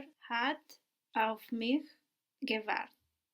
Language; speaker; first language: German; non-native, learner; English